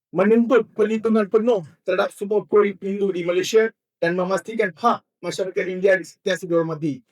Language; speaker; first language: Malay; non-native, local second language; Tamil